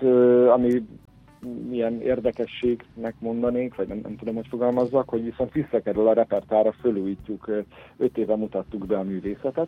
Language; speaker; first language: Hungarian; native; Hungarian